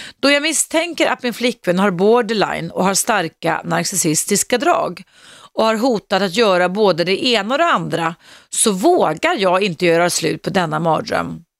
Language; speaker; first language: Swedish; native; Swedish